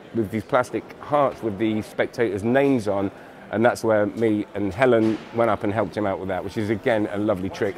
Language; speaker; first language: English; native; English